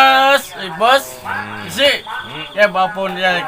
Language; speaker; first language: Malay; non-native, local second language; Sundanese